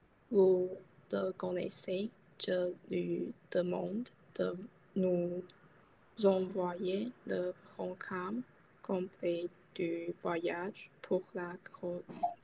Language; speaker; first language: French; non-native, learner; Chinese